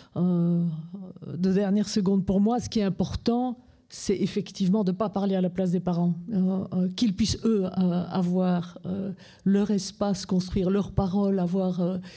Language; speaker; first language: French; native; French